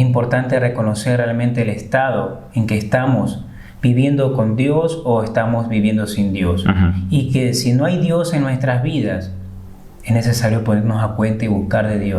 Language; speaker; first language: Spanish; native; Spanish